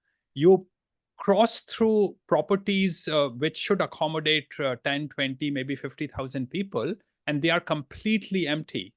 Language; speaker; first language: English; non-native, fluent; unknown